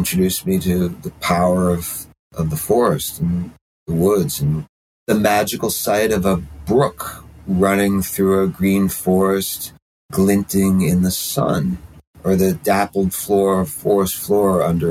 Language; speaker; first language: English; native; English